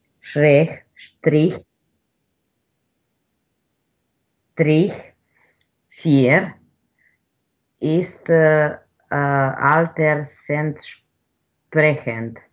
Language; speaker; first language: German; non-native, learner; Romanian